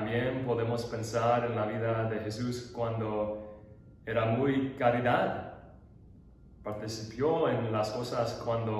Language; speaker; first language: Spanish; non-native, learner; English